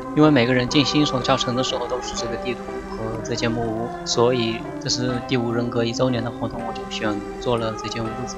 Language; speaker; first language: Chinese; native; Chinese